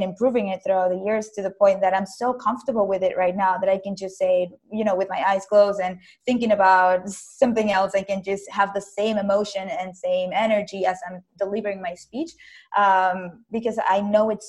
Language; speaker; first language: English; non-native, fluent; Spanish